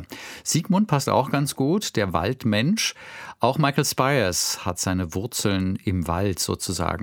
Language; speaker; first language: German; native; German